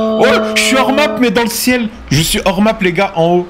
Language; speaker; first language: French; native; French